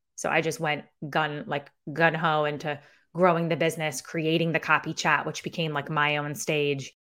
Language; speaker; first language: English; native; English